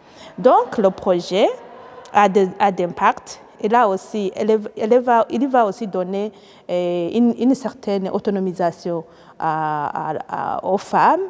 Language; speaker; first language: French; native; French